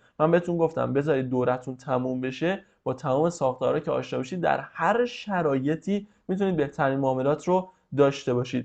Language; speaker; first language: Persian; native; Persian